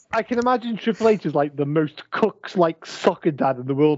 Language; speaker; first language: English; native; English